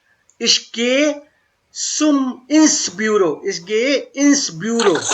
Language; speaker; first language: German; non-native, learner; Hindi